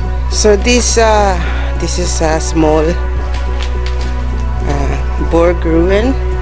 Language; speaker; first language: English; non-native, local second language; Filipino